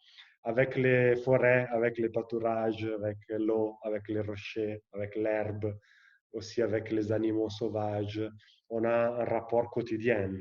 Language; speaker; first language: French; non-native, fluent; Italian